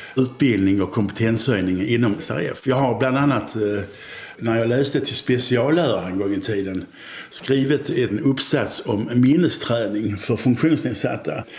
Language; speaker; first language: Swedish; native; Swedish